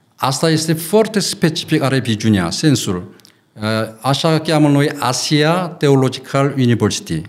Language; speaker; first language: Romanian; non-native, learner; Korean